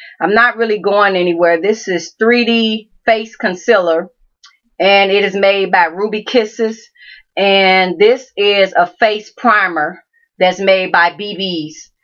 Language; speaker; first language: English; native; English